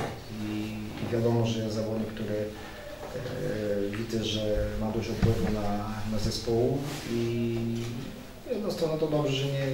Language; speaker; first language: Polish; non-native, fluent; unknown